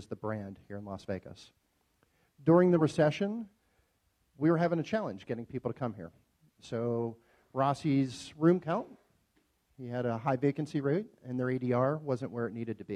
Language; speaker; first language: English; native; English